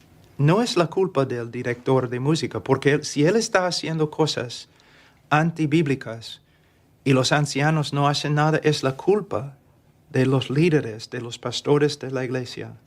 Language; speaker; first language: Spanish; non-native, fluent; English